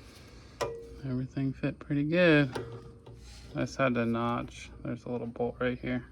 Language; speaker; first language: English; native; English